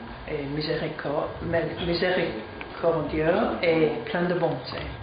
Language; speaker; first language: French; non-native, fluent; English